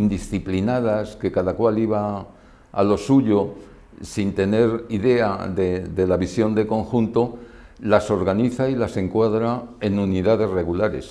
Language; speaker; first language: Spanish; native; Spanish